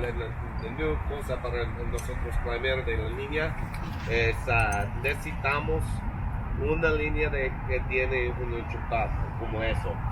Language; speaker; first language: Spanish; non-native, learner; English